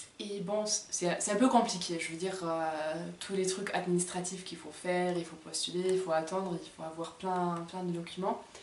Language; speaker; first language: French; non-native, fluent; German